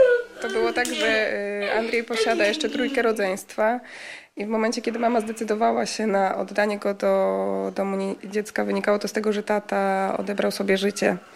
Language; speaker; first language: Polish; native; Polish